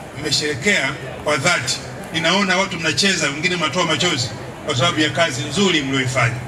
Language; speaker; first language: Swahili; native; Swahili